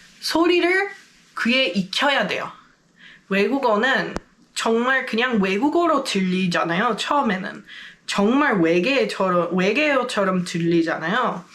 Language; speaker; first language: Korean; non-native, fluent; English